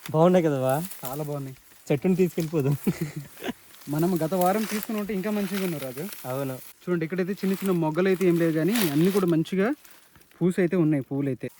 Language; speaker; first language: Telugu; non-native, local second language; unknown